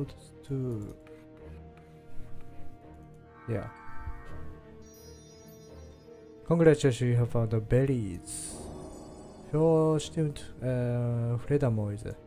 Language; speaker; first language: German; non-native, learner; Japanese